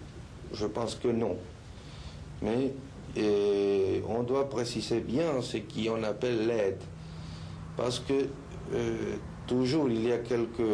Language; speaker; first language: French; non-native, fluent; Spanish